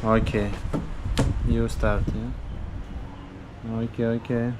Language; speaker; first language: English; non-native, learner; Russian